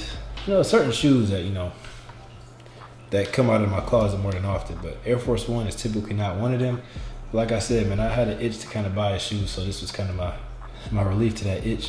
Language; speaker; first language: English; native; English